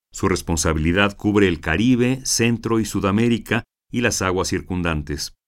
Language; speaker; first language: Spanish; native; Spanish